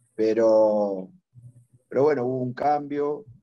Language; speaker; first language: Spanish; native; Spanish